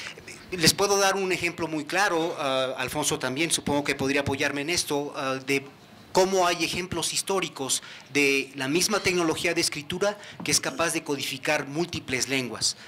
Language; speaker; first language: Spanish; native; Spanish